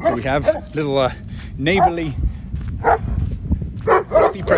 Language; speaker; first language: English; native; English